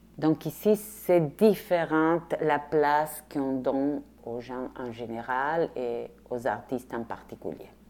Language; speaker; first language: French; non-native, fluent; Spanish